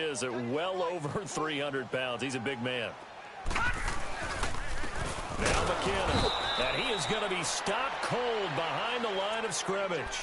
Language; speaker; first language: English; native; English